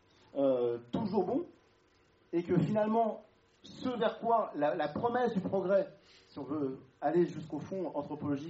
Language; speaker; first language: French; native; French